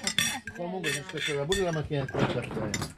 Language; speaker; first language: Italian; native; Italian